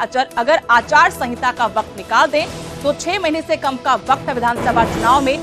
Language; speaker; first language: Hindi; native; Hindi